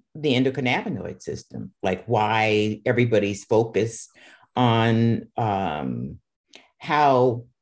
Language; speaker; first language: English; native; English